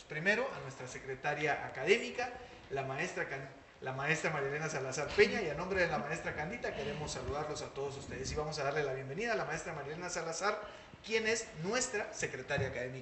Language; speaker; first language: Spanish; native; Spanish